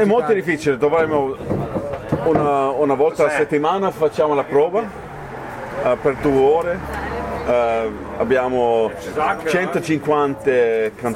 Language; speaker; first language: Italian; non-native, learner; German